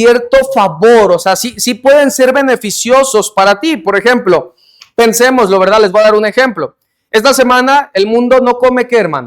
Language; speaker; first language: Spanish; native; Spanish